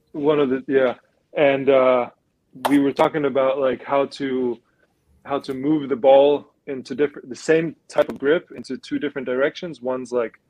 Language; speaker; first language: English; non-native, fluent; German